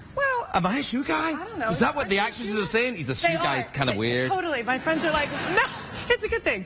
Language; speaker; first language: English; native; English